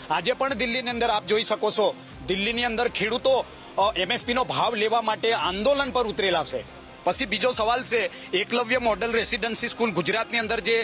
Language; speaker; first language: Gujarati; native; Gujarati